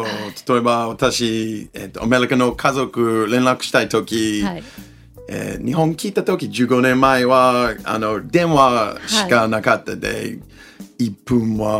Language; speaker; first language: Japanese; non-native, learner; English